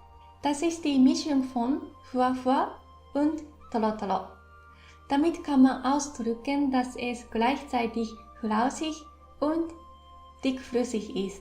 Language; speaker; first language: German; non-native, fluent; Japanese